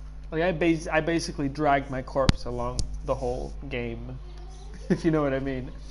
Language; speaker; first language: English; early bilingual, other home language; Spanish